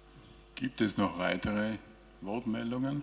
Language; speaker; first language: German; native; German